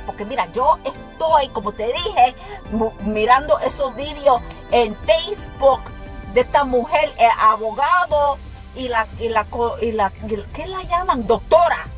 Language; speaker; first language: Spanish; early bilingual, heritage; Spanish